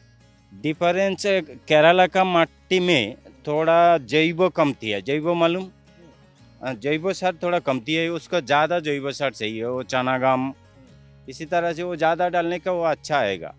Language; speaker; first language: Hindi; non-native, local second language; Odia